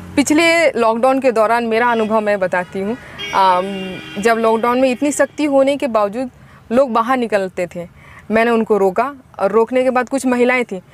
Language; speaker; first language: Hindi; native; Hindi